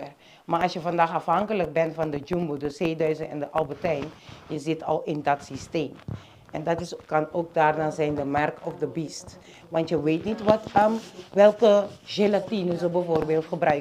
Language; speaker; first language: Dutch; non-native, local second language; Papiamento